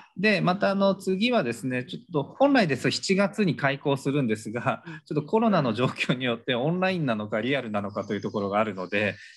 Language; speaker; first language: Japanese; native; Japanese